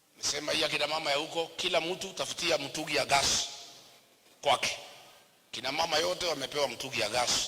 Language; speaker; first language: Swahili; non-native, local second language; Kikuyu